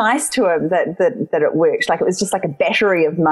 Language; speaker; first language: English; native; English